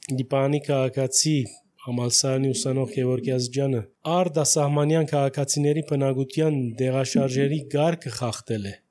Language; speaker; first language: Armenian; native; Armenian